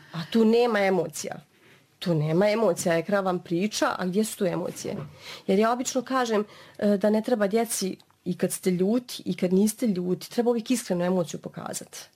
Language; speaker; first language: Bosnian; native; Bosnian